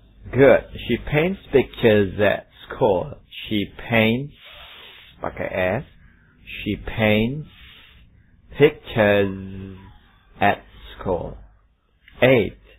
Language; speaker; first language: English; non-native, fluent; Indonesian